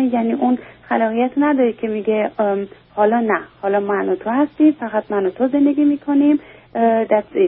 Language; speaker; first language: Persian; early bilingual, heritage; Persian